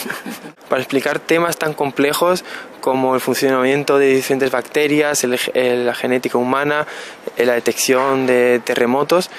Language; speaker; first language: Spanish; native; Spanish